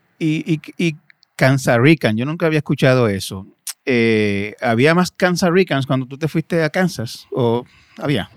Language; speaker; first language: Spanish; native; Spanish